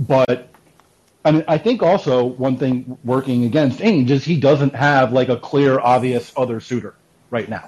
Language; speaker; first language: English; native; English